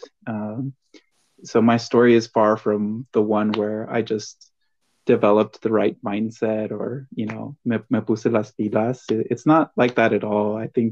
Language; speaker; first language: English; early bilingual, other home language; Spanish